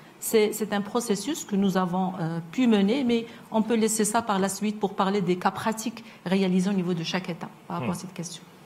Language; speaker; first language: French; non-native, local second language; Arabic